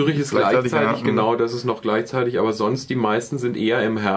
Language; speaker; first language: German; native; German